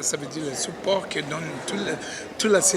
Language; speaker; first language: French; non-native, learner; Portuguese